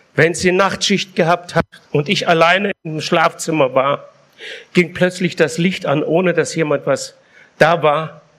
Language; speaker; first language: German; early bilingual, other home language; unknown